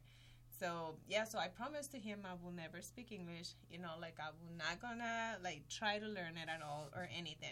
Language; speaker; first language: English; non-native, fluent; Spanish